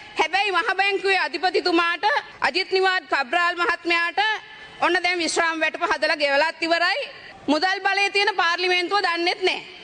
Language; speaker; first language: Sinhala; native; Sinhala